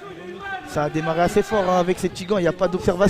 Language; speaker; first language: French; native; French